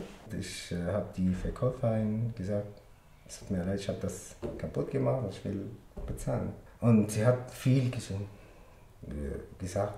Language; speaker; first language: German; non-native, learner; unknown